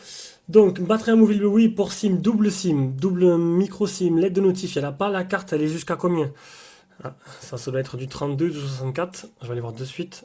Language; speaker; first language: French; native; French